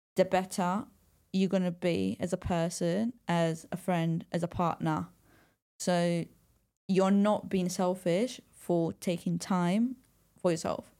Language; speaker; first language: English; non-native, fluent; Italian